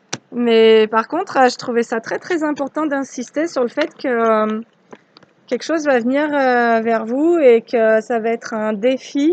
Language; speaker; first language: French; native; French